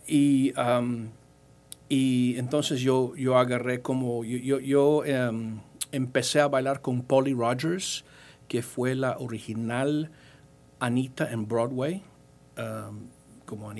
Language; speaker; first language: Spanish; early bilingual, heritage; English